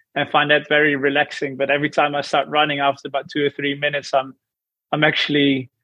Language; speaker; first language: English; non-native, fluent; Dutch